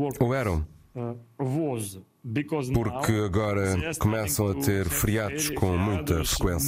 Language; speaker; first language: Portuguese; non-native, fluent; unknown